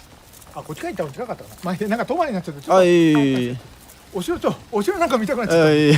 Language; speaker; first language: Japanese; native; Japanese